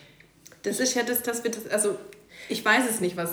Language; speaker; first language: German; native; German